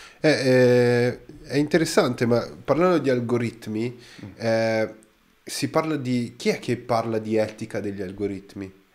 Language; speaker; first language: Italian; native; Italian